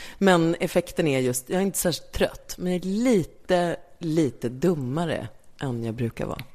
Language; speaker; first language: Swedish; native; Swedish